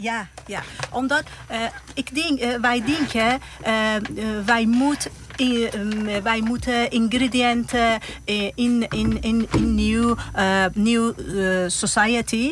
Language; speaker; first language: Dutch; non-native, learner; Persian